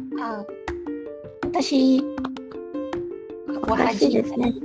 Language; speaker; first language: Japanese; non-native, learner; Malay